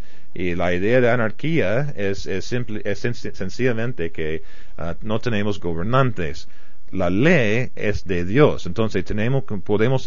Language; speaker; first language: Spanish; non-native, fluent; English